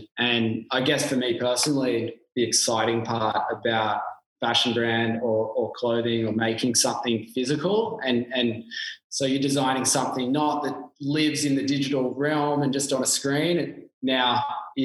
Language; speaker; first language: English; native; English